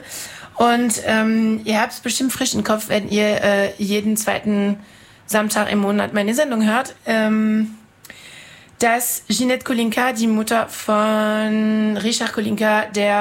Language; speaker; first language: German; non-native, fluent; French